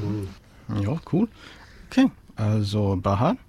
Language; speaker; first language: German; non-native, learner; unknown